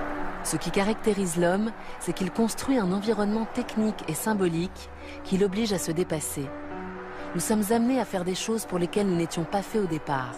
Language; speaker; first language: French; native; French